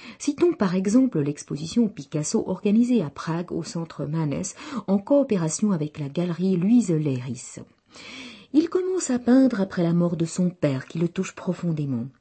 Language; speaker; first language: French; non-native, fluent; Czech